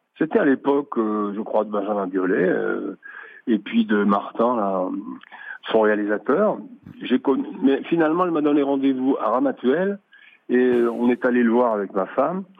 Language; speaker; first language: French; native; French